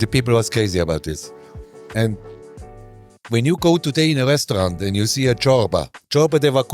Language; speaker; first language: English; non-native, learner; German